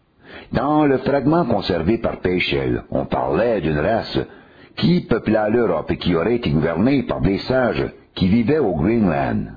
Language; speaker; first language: French; native; French